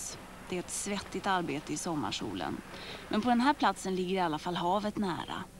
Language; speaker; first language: Swedish; native; Swedish